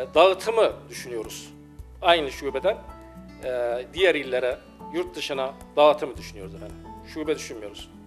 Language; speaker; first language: Turkish; native; Turkish